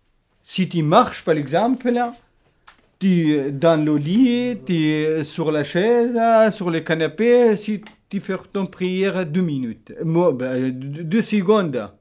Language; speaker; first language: French; non-native, learner; Kurdish